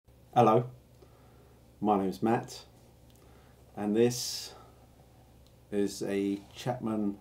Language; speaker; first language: English; native; English